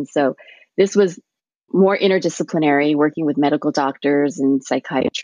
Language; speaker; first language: English; early bilingual, other home language; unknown